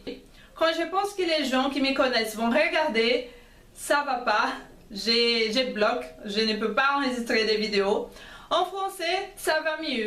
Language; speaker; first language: French; non-native, fluent; Portuguese